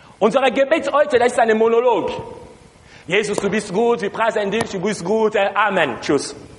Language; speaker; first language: German; non-native, learner; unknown